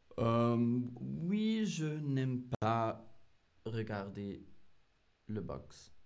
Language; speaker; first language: French; non-native, learner; English